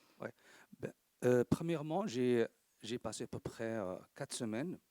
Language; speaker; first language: French; non-native, local second language; Arabic